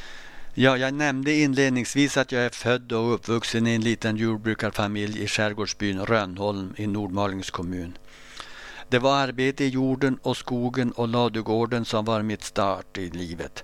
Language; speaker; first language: Swedish; native; Swedish